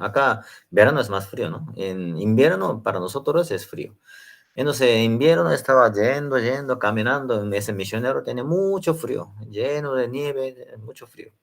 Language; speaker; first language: Spanish; non-native, learner; Korean